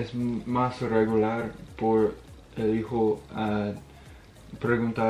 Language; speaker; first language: Spanish; non-native, learner; English